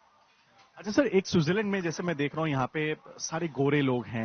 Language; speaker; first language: Hindi; native; Hindi